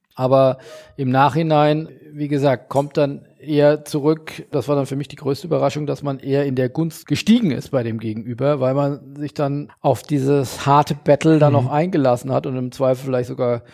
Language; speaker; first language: German; native; German